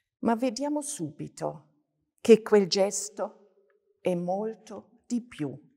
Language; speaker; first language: Italian; non-native, fluent; German